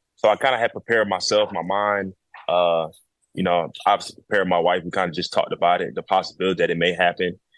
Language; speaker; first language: English; native; English